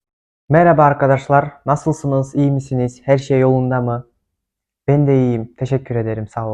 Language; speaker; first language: Turkish; non-native, fluent; Kyrgyz